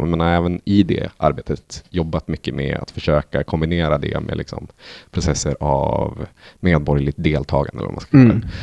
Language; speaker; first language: Swedish; native; Swedish